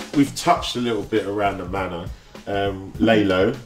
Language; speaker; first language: English; native; English